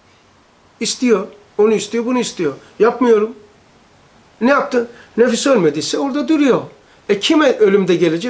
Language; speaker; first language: Turkish; native; Turkish